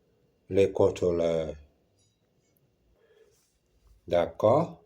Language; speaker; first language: French; non-native, learner; Portuguese